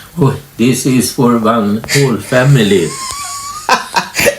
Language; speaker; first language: English; non-native, learner; Swedish